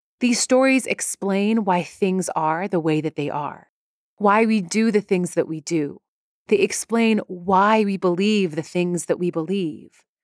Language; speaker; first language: English; early bilingual, other home language; Persian